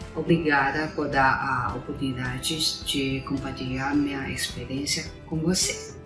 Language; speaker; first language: Portuguese; non-native, fluent; Chinese